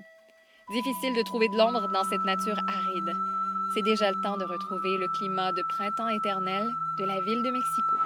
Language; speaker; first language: French; native; French